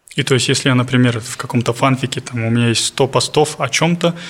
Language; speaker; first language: Russian; non-native, local second language; Kazakh